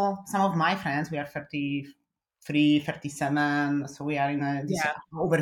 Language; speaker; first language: English; non-native, fluent; Polish